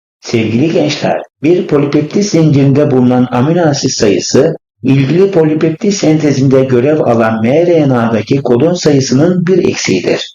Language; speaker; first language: Turkish; native; Turkish